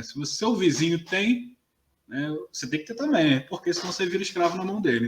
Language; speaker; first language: Portuguese; native; Portuguese